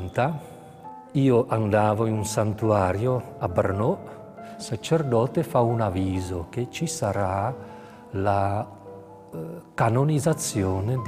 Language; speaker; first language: Italian; non-native, fluent; Czech